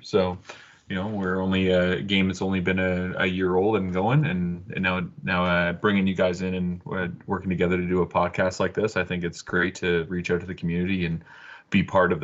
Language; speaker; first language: English; native; English